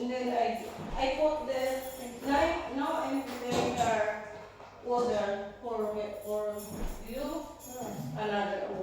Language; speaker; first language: English; non-native, local second language; Filipino